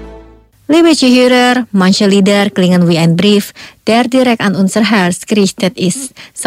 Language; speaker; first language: German; non-native, learner; Indonesian